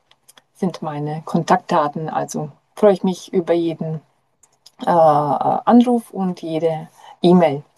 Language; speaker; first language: German; non-native, fluent; Czech